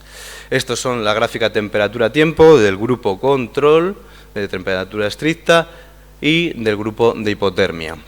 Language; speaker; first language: Spanish; native; Spanish